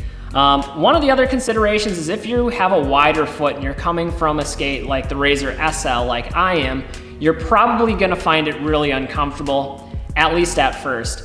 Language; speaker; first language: English; native; English